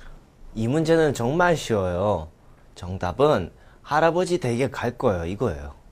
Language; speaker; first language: Korean; non-native, fluent; Russian